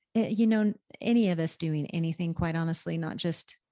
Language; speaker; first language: English; native; English